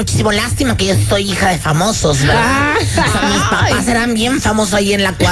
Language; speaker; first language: Spanish; native; Spanish